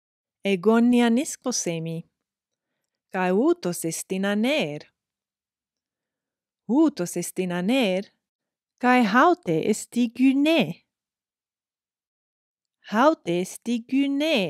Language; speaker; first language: Greek; non-native, fluent; English